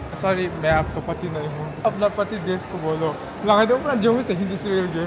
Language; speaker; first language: Hindi; non-native, learner; Nepali